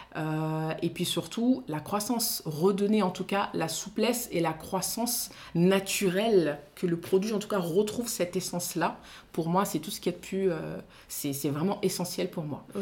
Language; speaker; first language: French; non-native, local second language; Soninke